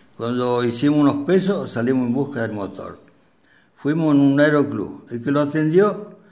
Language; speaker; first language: Spanish; native; Spanish